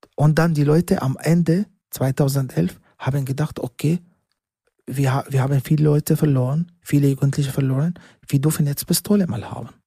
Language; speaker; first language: German; non-native, learner; Arabic